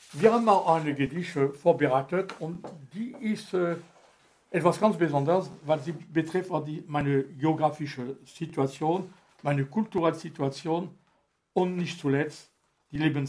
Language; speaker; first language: German; non-native, fluent; French